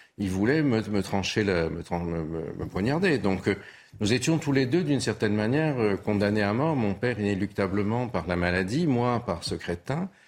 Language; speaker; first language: French; early bilingual, other home language; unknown